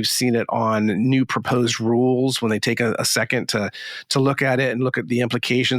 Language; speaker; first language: English; native; English